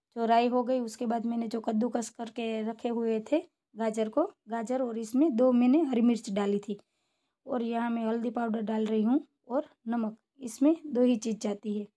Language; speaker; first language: Hindi; non-native, local second language; Gujarati